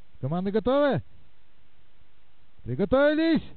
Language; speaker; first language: Russian; native; Russian